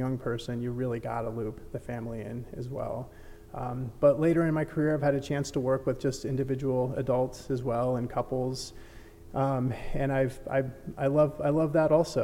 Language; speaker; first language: English; native; English